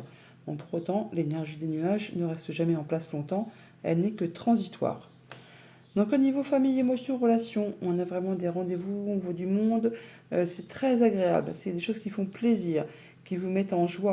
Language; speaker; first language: French; native; French